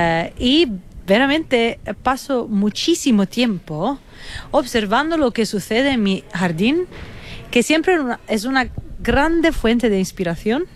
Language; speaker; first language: Spanish; non-native, fluent; Italian